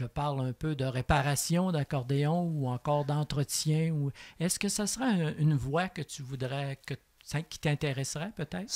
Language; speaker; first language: French; native; French